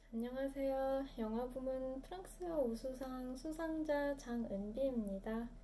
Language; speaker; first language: Korean; early bilingual, heritage; Korean